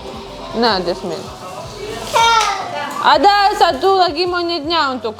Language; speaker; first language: Indonesian; non-native, learner; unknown